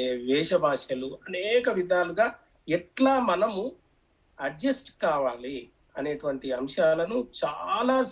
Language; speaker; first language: Telugu; native; Telugu